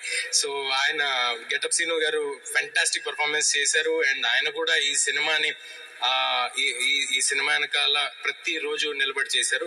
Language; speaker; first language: Telugu; native; Telugu